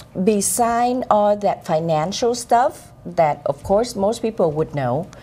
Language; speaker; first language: English; non-native, fluent; Vietnamese